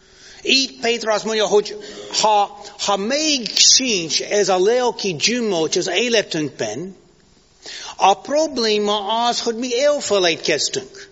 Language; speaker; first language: Hungarian; non-native, fluent; English